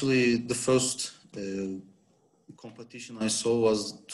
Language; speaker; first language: English; non-native, learner; Turkish